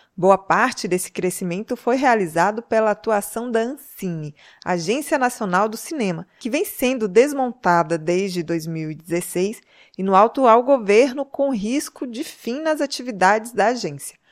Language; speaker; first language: Portuguese; native; Portuguese